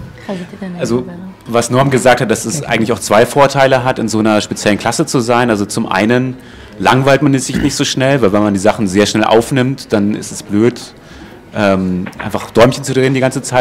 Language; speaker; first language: German; native; German